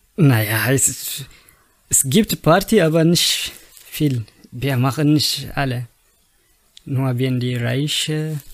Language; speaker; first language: German; non-native, learner; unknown